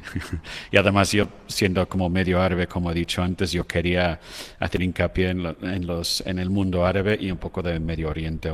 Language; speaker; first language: Spanish; non-native, fluent; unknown